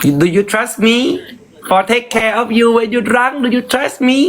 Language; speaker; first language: English; non-native, learner; Thai